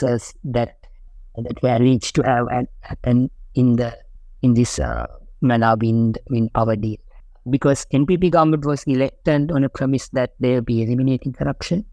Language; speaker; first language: English; non-native, local second language; Sinhala